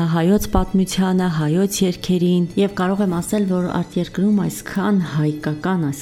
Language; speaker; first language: Armenian; native; Armenian